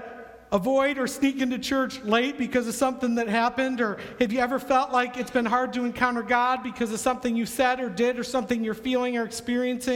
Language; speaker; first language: English; native; English